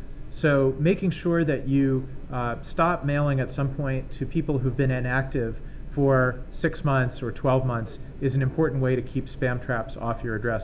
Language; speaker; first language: English; native; English